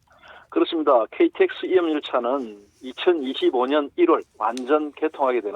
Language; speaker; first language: Korean; native; Korean